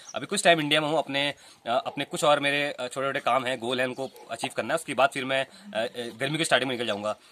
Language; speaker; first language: Hindi; native; Hindi